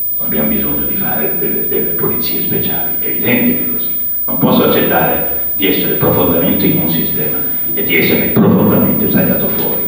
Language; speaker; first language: Italian; native; Italian